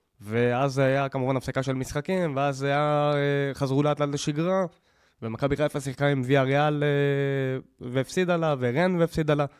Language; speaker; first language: Hebrew; native; Hebrew